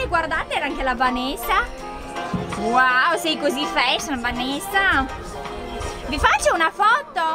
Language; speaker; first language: Italian; native; Italian